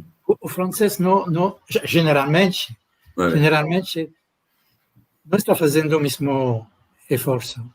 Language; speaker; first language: Portuguese; non-native, fluent; French